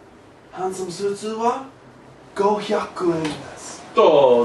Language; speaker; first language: Japanese; non-native, learner; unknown